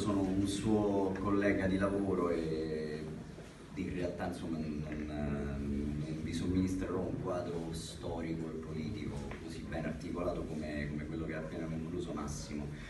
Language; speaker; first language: Italian; native; Italian